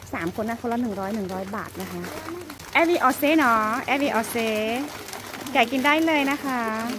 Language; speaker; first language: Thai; non-native, local second language; Karen languages